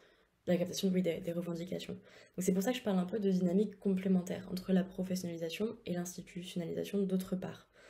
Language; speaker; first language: French; native; French